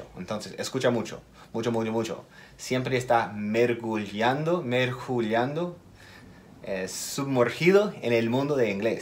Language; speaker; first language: Spanish; non-native, fluent; English